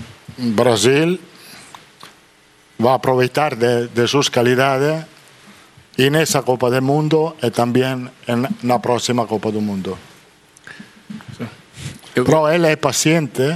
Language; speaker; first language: Portuguese; non-native, fluent; Italian